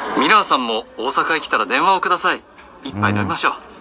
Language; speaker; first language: Japanese; non-native, learner; Indonesian